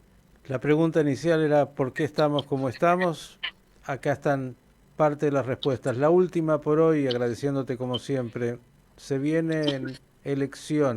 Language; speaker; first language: Spanish; native; Spanish